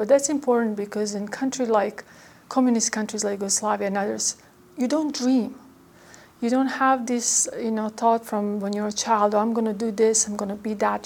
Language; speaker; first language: English; non-native, fluent; Croatian